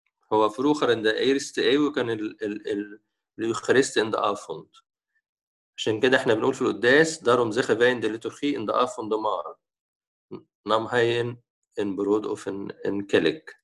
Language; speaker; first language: Dutch; non-native, fluent; Arabic